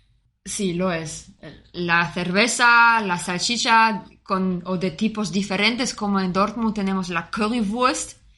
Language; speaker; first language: Spanish; non-native, fluent; German